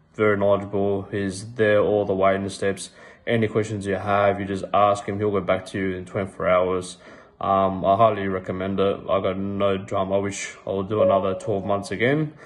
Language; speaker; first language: English; native; English